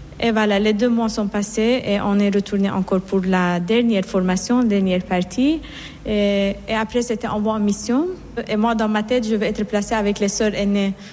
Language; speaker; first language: French; non-native, fluent; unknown